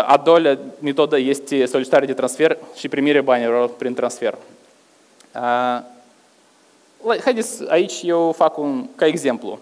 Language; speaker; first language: Romanian; non-native, local second language; Russian